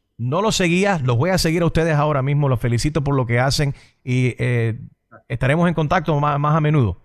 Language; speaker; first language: Spanish; early bilingual, heritage; Spanish